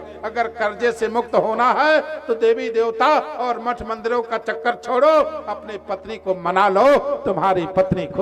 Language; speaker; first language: Hindi; native; Hindi